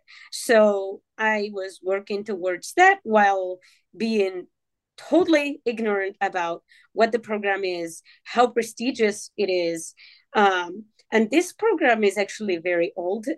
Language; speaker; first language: English; non-native, fluent; Arabic